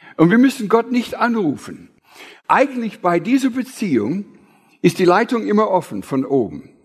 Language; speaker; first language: German; non-native, fluent; English